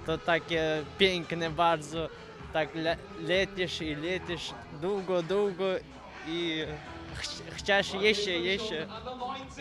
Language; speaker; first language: Polish; non-native, learner; Ukrainian